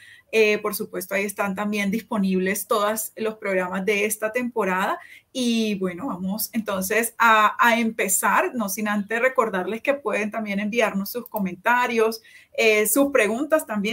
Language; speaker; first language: Spanish; native; Spanish